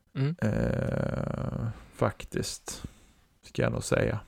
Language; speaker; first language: Swedish; native; Swedish